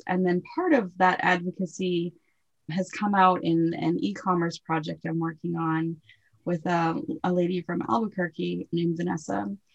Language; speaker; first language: English; native; English